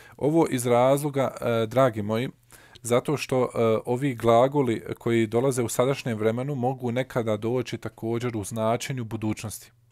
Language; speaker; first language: Bosnian; early bilingual, heritage; Bosnian